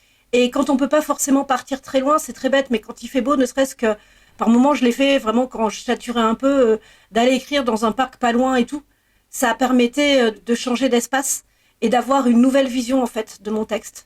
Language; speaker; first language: French; native; French